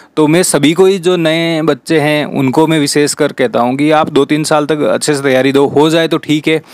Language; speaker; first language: Hindi; native; Hindi